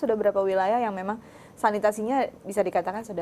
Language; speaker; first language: Indonesian; native; Indonesian